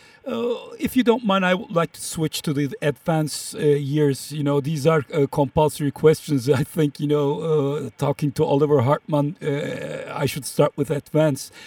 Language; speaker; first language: English; non-native, fluent; Turkish